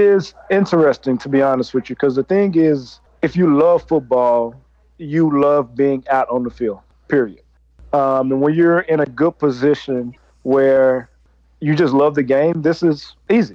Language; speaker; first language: English; native; English